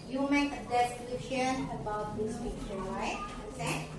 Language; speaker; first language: English; non-native, learner; Indonesian